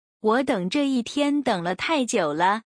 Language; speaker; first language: Chinese; native; Chinese